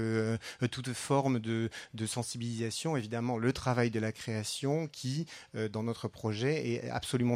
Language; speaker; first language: French; native; French